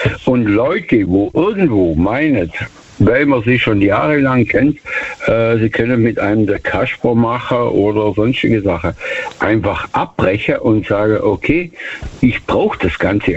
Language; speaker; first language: German; native; German